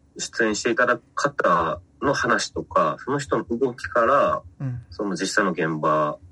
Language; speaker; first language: Japanese; native; Japanese